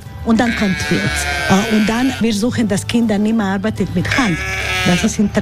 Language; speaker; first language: German; non-native, learner; Croatian